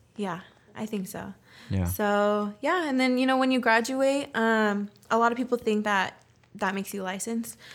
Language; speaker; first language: English; early bilingual, other home language; Spanish